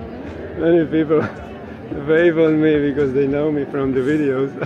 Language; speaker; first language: English; non-native, learner; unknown